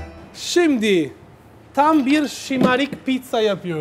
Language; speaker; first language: Turkish; non-native, learner; Italian